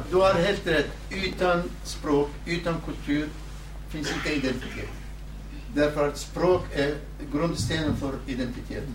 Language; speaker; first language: Swedish; non-native, fluent; Southern Kurdish